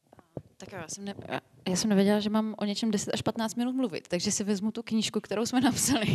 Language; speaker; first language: Czech; native; Czech